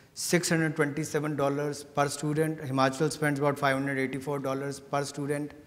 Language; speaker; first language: English; non-native, local second language; Hindi